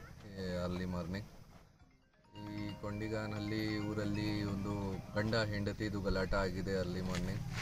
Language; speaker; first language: Kannada; non-native, learner; Hindi